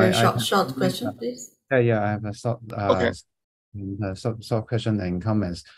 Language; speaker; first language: English; non-native, fluent; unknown